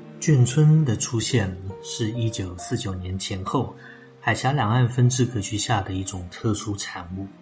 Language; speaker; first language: Chinese; native; Chinese